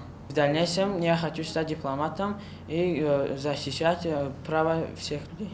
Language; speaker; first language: Russian; non-native, local second language; Tajik